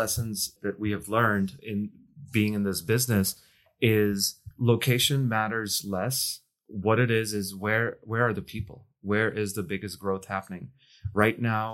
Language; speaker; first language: English; non-native, local second language; Urdu